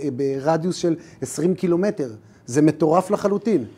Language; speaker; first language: Hebrew; native; Hebrew